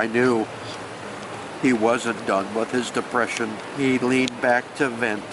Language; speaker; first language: English; native; English